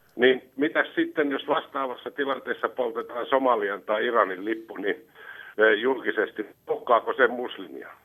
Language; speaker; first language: Finnish; early bilingual, other home language; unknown